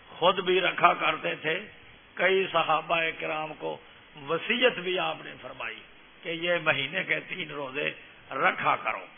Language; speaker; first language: Urdu; non-native, local second language; Punjabi